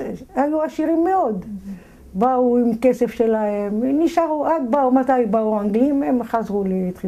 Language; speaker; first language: Hebrew; non-native, fluent; Arabic